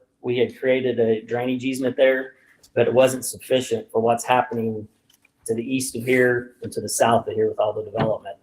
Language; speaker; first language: English; native; English